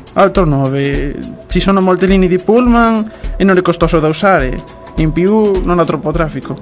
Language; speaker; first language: Italian; non-native, learner; Spanish